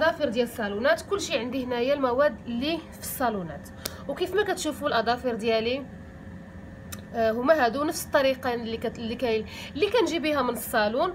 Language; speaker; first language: Arabic; native; Arabic